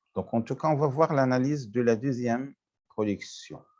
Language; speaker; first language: French; non-native, local second language; Arabic